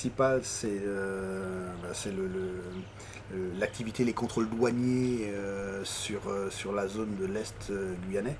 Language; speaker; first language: French; native; French